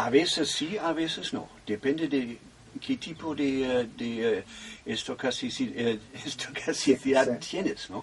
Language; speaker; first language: Spanish; non-native, fluent; German